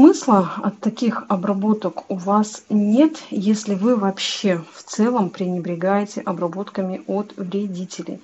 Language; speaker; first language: Russian; native; Russian